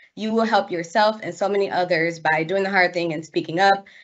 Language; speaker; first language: English; native; English